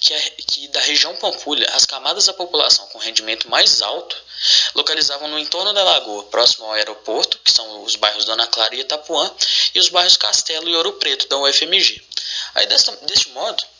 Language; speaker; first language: Portuguese; native; Portuguese